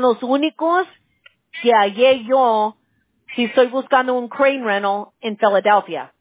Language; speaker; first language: Spanish; early bilingual, heritage; Spanish